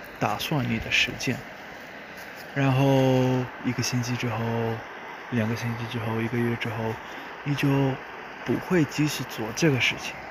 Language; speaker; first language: Chinese; non-native, fluent; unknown